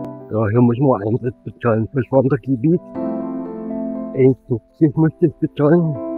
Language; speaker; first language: German; native; German